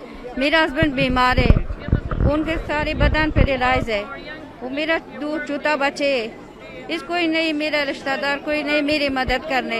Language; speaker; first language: Hindi; non-native, learner; Persian